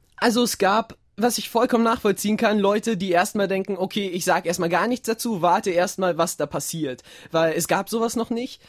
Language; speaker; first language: German; native; German